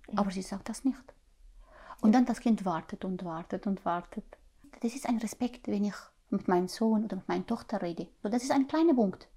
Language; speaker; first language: German; non-native, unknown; Arabic